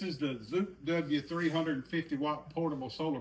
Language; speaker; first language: English; native; English